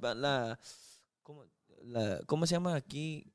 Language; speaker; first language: Spanish; non-native, fluent; Chinese